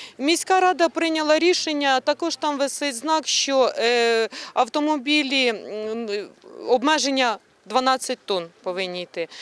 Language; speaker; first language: Ukrainian; native; Ukrainian